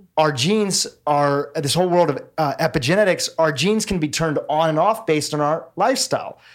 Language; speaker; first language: English; native; English